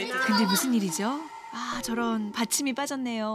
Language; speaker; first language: Korean; native; Korean